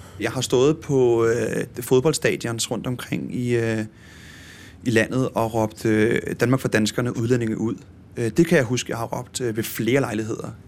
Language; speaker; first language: Danish; native; Danish